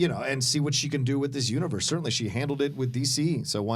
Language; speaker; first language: English; native; English